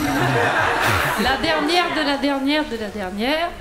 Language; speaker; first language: French; native; French